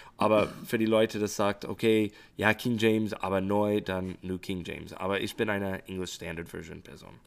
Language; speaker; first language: German; non-native, fluent; English